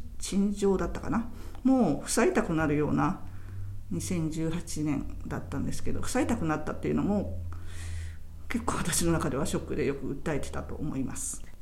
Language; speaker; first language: Japanese; native; Japanese